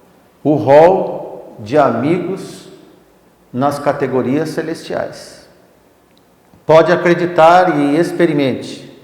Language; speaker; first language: Portuguese; native; Portuguese